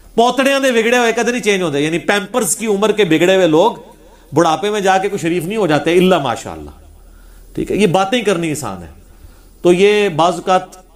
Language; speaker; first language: Urdu; non-native, local second language; Punjabi